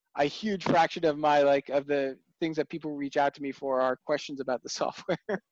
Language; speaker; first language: English; native; English